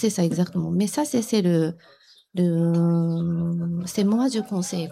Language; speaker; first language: French; non-native, learner; Japanese